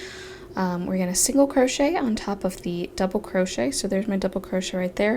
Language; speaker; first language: English; native; English